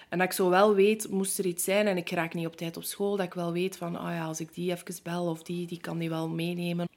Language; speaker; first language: Dutch; native; Dutch